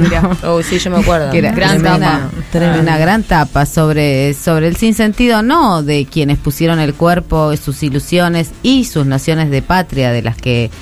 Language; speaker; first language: Spanish; native; Spanish